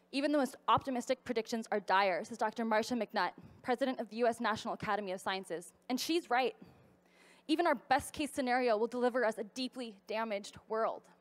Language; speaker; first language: English; native; English